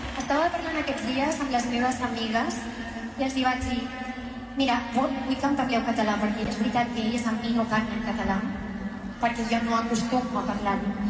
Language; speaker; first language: Catalan; non-native, local second language; Spanish